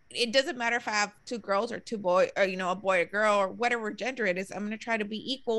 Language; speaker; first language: English; early bilingual, other home language; Spanish